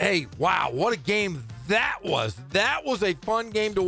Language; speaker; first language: English; native; English